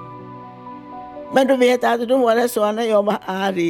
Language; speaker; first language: Swedish; non-native, fluent; Italian